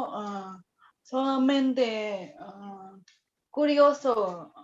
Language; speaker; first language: Spanish; non-native, learner; Indonesian